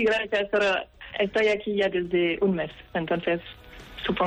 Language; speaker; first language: Spanish; non-native, fluent; Dutch